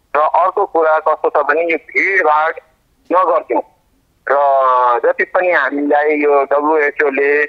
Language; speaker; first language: Nepali; non-native, local second language; Maithili